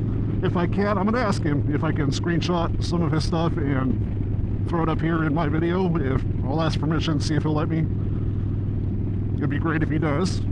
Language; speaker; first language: English; native; English